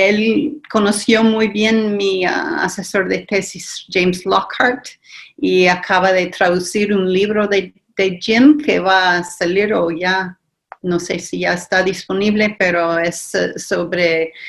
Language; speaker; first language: Spanish; non-native, fluent; English